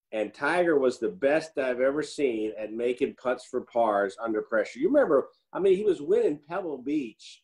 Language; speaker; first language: English; native; English